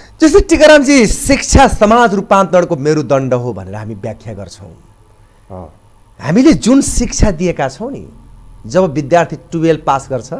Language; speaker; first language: Nepali; native; Nepali